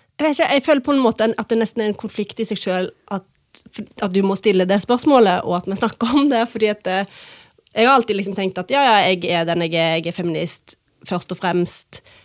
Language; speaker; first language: Norwegian; early bilingual, other home language; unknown